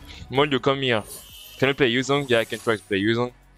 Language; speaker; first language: English; non-native, fluent; French